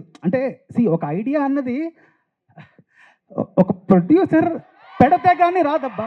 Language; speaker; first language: Telugu; native; Telugu